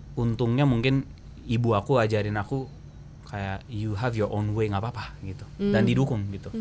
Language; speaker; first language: Indonesian; early bilingual, heritage; Japanese